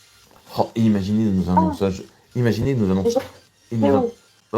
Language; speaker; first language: French; native; French